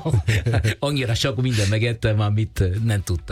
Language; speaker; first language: Hungarian; non-native, fluent; Italian